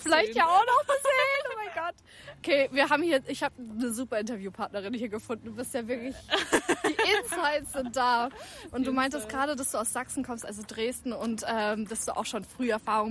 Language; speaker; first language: German; native; German